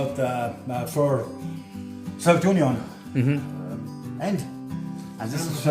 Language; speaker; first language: English; non-native, learner; Russian